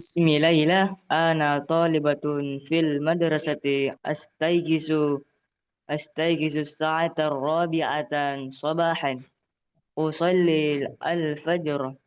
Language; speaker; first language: Arabic; non-native, learner; Indonesian